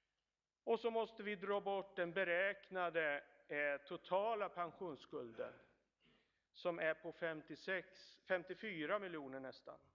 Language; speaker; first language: Swedish; native; Swedish